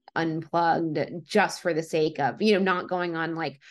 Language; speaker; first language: English; native; English